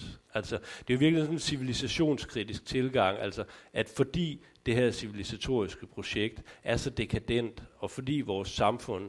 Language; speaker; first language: Danish; native; Danish